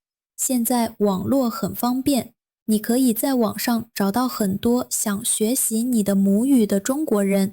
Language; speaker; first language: Chinese; non-native, fluent; Vietnamese